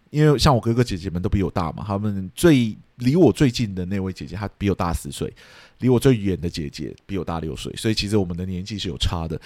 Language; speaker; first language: Chinese; early bilingual, heritage; Chinese